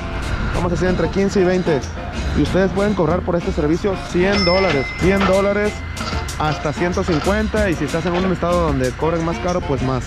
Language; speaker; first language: Spanish; native; Spanish